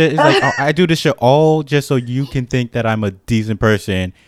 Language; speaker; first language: English; native; English